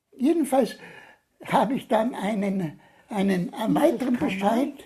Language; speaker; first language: German; non-native, fluent; Italian